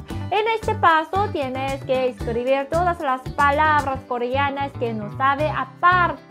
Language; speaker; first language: Spanish; non-native, fluent; Korean